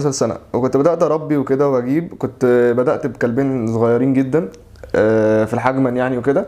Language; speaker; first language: Arabic; native; Arabic